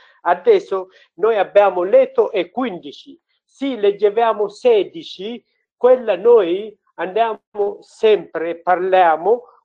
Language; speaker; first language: Italian; non-native, learner; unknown